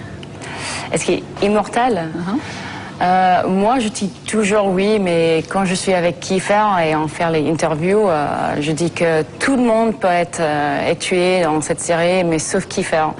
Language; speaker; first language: French; non-native, fluent; English